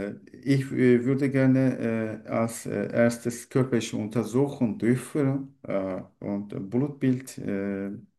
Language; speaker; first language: German; non-native, fluent; Turkish